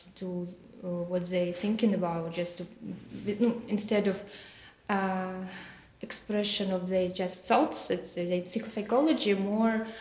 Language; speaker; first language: English; non-native, learner; Russian